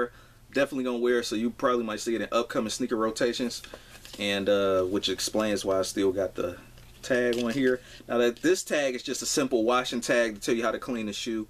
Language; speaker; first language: English; native; English